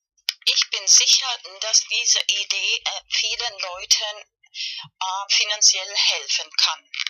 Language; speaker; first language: German; non-native, fluent; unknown